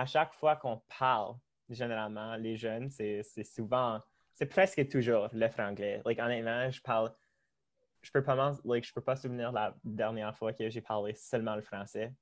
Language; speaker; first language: French; non-native, local second language; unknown